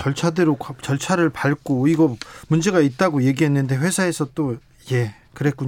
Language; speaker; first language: Korean; native; Korean